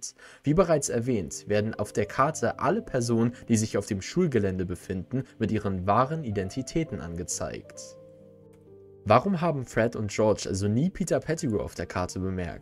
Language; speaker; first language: German; native; German